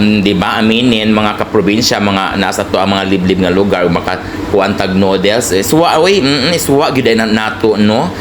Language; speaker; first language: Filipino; non-native, local second language; Cebuano